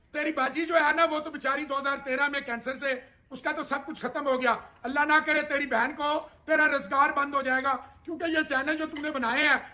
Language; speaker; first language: Urdu; native; Urdu